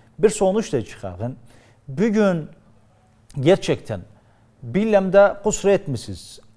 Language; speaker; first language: Turkish; native; Turkish